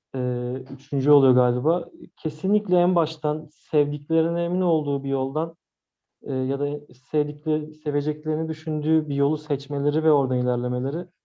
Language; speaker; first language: Turkish; native; Turkish